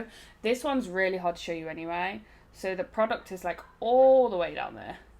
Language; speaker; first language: English; native; English